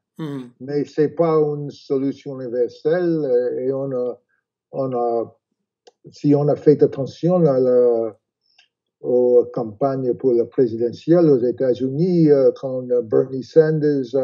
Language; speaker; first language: French; non-native, fluent; English